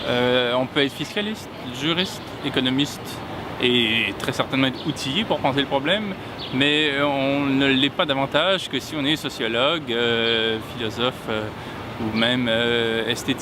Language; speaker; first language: French; native; French